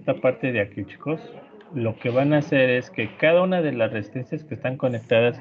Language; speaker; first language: Spanish; native; Spanish